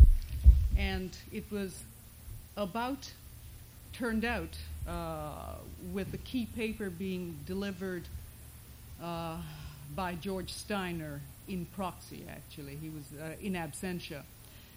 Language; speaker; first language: English; non-native, local second language; Bangla